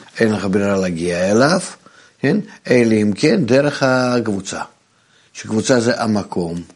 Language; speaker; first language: Hebrew; non-native, fluent; Russian